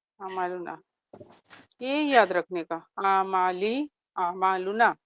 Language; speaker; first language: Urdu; native; Urdu